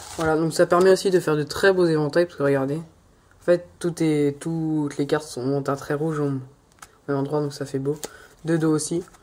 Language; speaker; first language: French; native; French